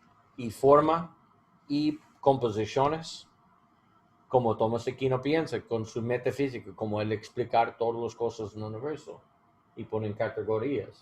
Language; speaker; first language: Spanish; non-native, learner; English